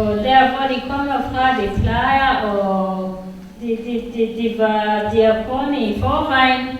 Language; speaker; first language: Danish; non-native, learner; Kinyarwanda